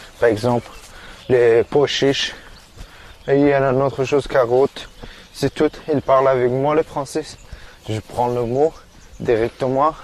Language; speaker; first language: French; non-native, learner; Persian